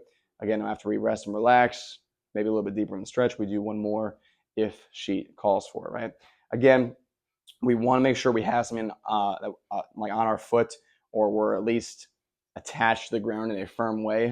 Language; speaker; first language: English; native; English